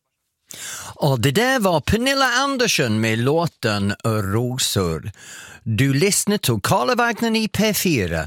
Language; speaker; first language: Swedish; non-native, fluent; English